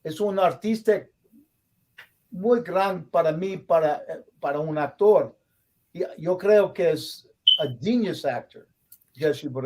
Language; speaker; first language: Spanish; non-native, learner; English